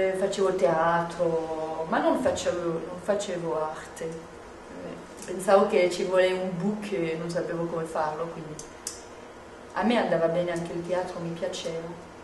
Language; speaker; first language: Italian; non-native, fluent; French